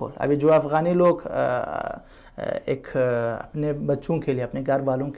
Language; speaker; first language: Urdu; non-native, fluent; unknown